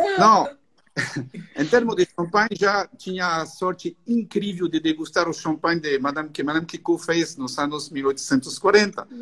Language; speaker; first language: Portuguese; non-native, fluent; French